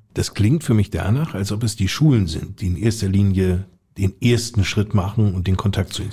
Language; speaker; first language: German; native; German